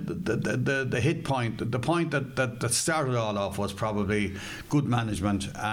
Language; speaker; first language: English; native; English